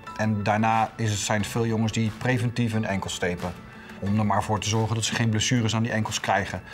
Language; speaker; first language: Dutch; native; Dutch